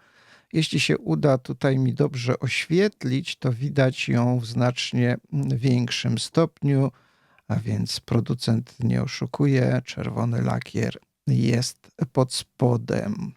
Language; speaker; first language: Polish; native; Polish